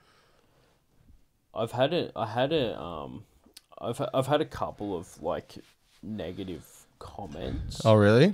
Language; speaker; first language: English; native; English